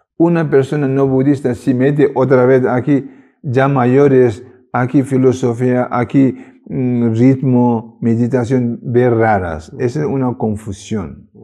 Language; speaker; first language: Spanish; non-native, learner; Tibetan